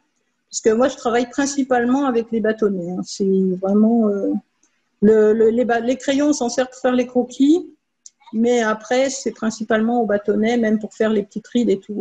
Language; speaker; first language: French; native; French